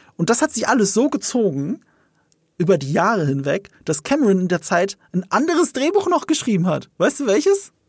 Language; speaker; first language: German; native; German